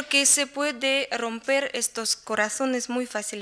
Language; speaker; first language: Spanish; non-native, learner; Russian